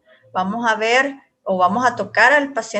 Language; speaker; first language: Spanish; native; Spanish